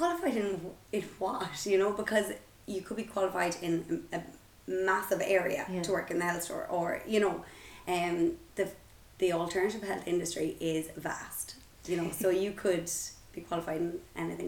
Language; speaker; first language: English; native; English